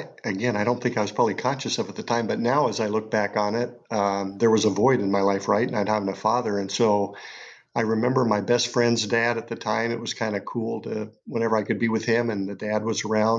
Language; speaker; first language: English; native; English